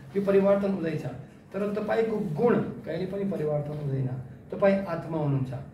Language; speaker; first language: Nepali; non-native, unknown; Russian